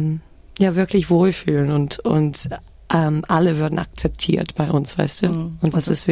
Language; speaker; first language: German; early bilingual, heritage; German